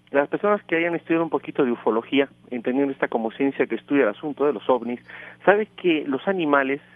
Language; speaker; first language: Spanish; native; Spanish